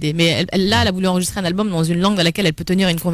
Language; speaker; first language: French; native; French